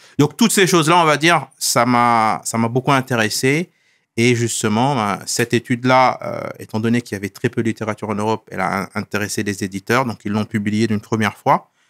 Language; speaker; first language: French; non-native, local second language; Wolof